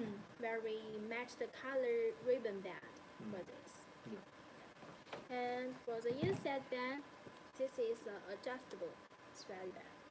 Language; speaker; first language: English; non-native, learner; Chinese